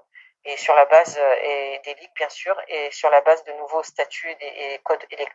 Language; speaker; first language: French; non-native, local second language; Comorian